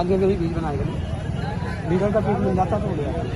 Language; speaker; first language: Hindi; native; Hindi